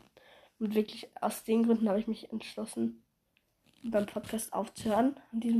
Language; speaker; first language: German; native; German